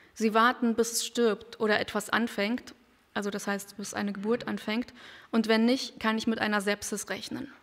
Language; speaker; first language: German; native; German